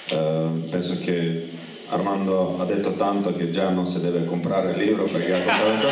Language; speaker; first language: Italian; non-native, fluent; Croatian